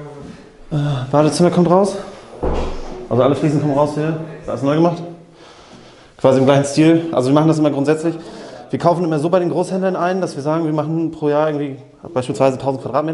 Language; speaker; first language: German; native; German